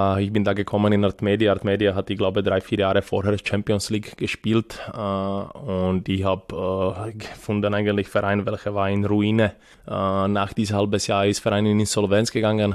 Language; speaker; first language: German; non-native, fluent; Serbian